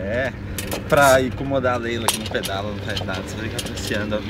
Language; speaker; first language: Portuguese; native; Portuguese